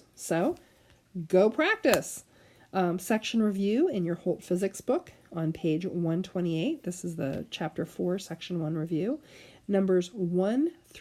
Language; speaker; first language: English; native; English